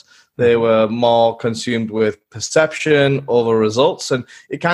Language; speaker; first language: English; native; English